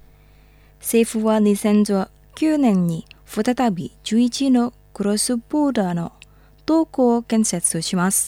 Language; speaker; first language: Japanese; non-native, fluent; Indonesian